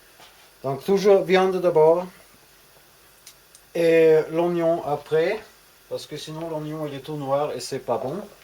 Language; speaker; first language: French; non-native, fluent; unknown